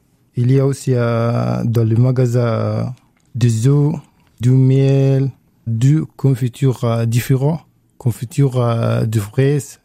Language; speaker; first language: French; non-native, learner; Arabic